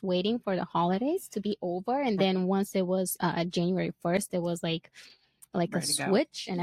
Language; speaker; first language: English; non-native, fluent; Bulgarian